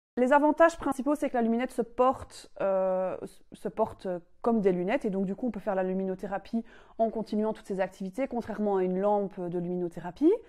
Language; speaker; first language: French; native; French